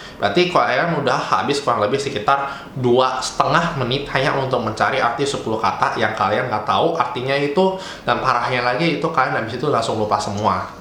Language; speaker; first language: Indonesian; native; Indonesian